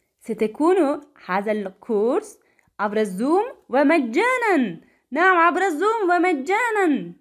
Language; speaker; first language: Arabic; non-native, learner; Turkish